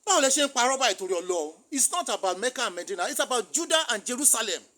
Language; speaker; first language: English; non-native, local second language; Yoruba